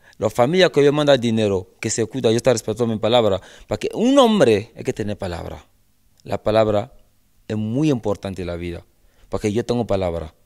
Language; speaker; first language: Spanish; non-native, learner; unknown